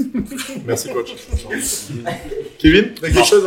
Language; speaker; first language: French; native; French